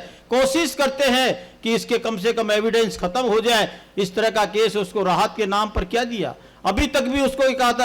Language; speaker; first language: Hindi; native; Hindi